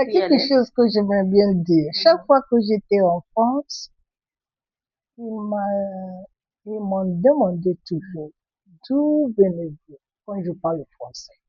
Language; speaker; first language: French; non-native, fluent; Igbo